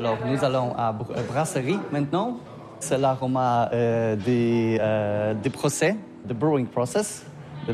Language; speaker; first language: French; non-native, learner; Polish